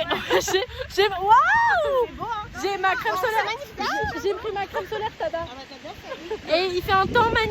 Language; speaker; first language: French; native; French